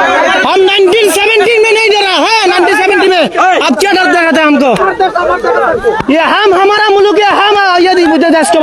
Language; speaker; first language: Hindi; non-native, learner; Bangla